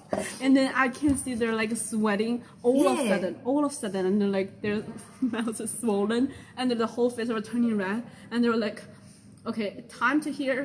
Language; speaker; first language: English; non-native, fluent; Chinese